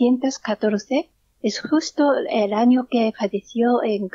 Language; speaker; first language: Spanish; non-native, learner; Japanese